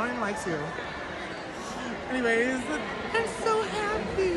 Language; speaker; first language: English; native; English